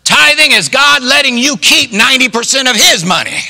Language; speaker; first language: English; native; English